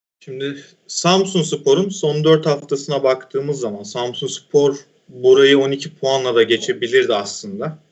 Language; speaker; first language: Turkish; native; Turkish